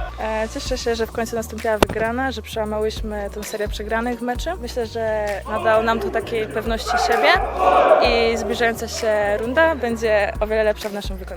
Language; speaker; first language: Polish; native; Polish